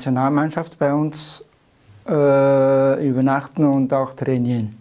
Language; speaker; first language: German; non-native, learner; Chinese